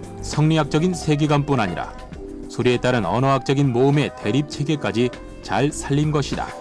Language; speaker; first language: Korean; native; Korean